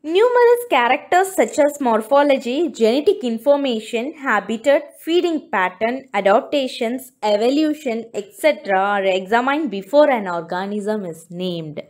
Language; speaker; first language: English; non-native, local second language; Tamil